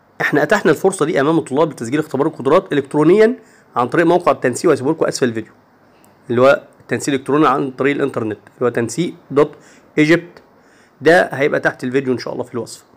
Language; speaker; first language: Arabic; native; Arabic